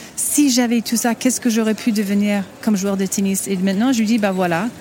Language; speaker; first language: French; non-native, fluent; English